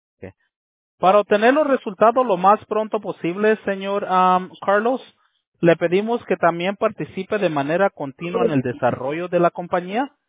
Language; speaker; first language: Spanish; early bilingual, heritage; Spanish